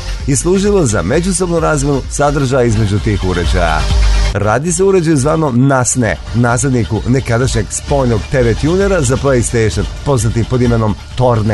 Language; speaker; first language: Serbian; native; Serbian